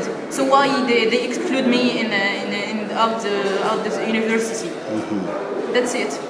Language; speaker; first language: English; non-native, learner; Arabic